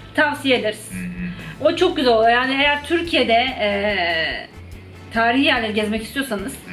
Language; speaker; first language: Turkish; native; Turkish